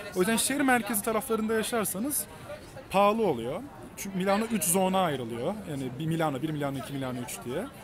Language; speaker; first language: Turkish; native; Turkish